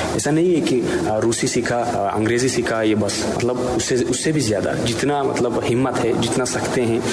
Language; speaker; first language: Hindi; non-native, fluent; Tajik